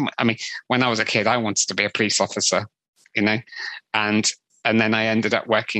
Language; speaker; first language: English; native; English